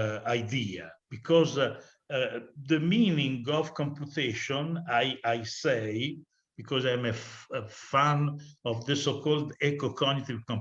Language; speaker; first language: English; non-native, fluent; Italian